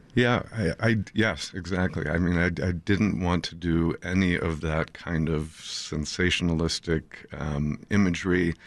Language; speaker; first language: English; native; English